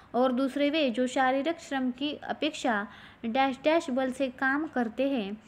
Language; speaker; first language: Hindi; non-native, local second language; Marathi